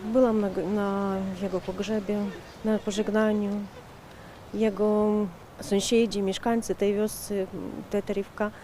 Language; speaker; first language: Polish; early bilingual, heritage; Ukrainian